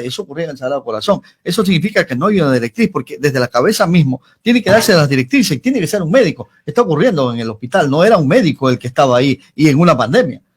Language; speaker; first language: Spanish; native; Spanish